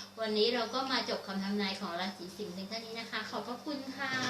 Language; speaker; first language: Thai; native; Thai